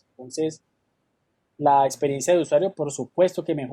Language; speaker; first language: Spanish; native; Spanish